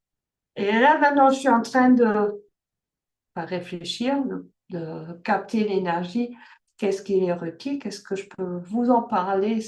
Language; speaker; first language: French; early bilingual, heritage; French